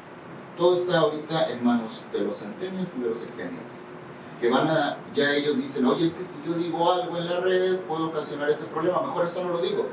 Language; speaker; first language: Spanish; native; Spanish